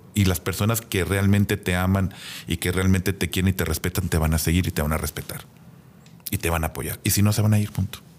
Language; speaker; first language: Spanish; native; Spanish